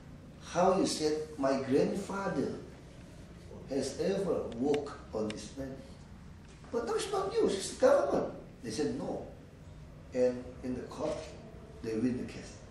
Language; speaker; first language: English; non-native, learner; Indonesian